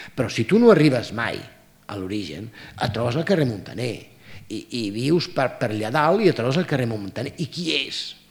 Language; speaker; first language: Catalan; non-native, fluent; Italian